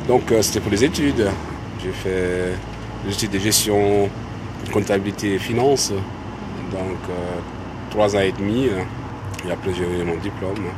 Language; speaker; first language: French; non-native, local second language; Arabic